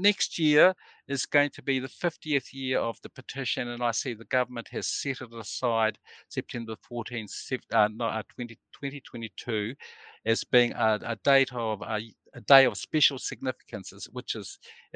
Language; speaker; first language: English; native; English